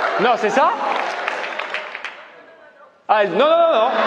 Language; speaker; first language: French; native; French